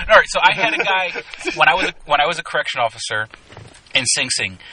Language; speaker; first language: English; early bilingual, other home language; Spanish